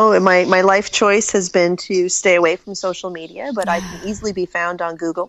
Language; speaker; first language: English; native; English